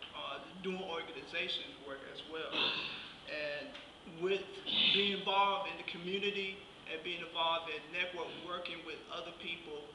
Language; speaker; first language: English; native; English